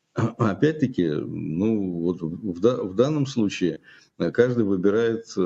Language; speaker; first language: Russian; native; Russian